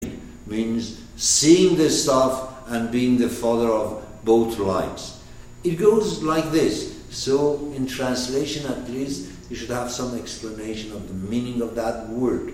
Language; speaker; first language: English; non-native, fluent; Persian